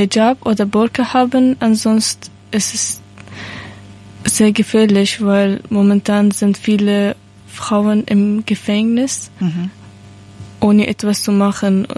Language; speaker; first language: German; non-native, learner; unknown